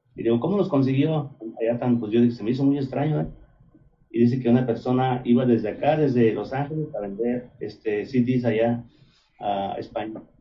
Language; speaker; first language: Spanish; native; Spanish